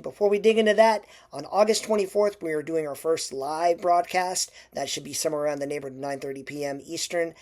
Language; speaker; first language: English; native; English